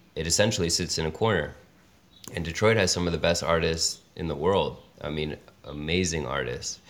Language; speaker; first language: English; native; English